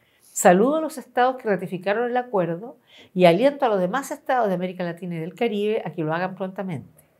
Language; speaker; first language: Spanish; native; Spanish